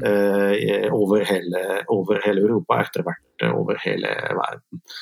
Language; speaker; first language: Norwegian; non-native, fluent; Italian